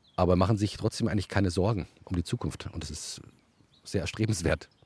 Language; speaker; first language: German; native; German